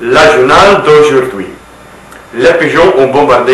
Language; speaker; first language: French; non-native, learner; Dutch